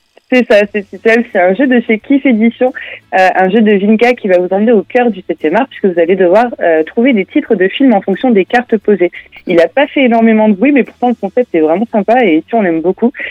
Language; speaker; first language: French; native; French